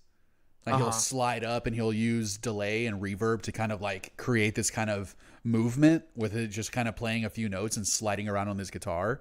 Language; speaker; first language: English; native; English